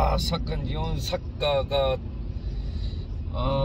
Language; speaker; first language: Japanese; non-native, learner; Korean